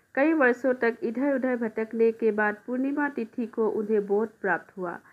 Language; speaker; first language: Hindi; non-native, local second language; Assamese